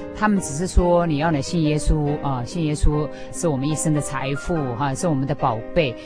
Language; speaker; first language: Chinese; native; Chinese